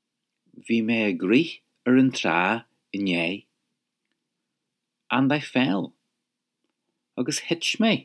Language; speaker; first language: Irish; non-native, learner; English